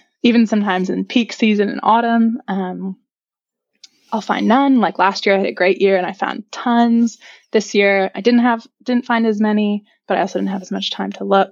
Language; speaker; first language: English; native; English